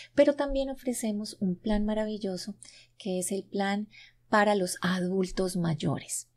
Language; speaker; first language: Spanish; native; Spanish